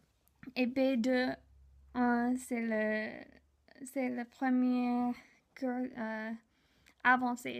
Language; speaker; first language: French; non-native, learner; English